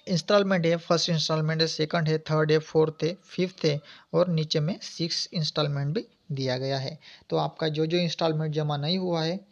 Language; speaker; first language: Hindi; non-native, local second language; Marathi